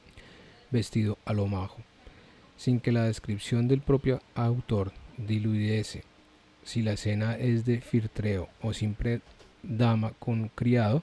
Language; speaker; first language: Spanish; native; Spanish